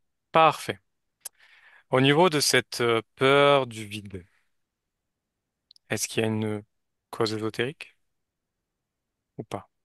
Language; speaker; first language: French; native; French